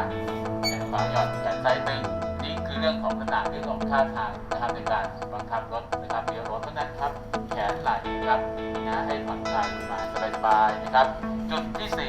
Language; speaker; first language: Thai; native; Thai